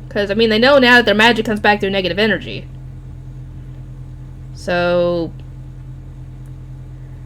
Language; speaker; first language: English; native; English